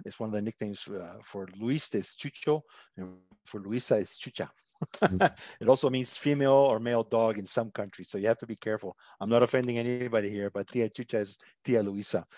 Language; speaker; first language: English; non-native, fluent; Spanish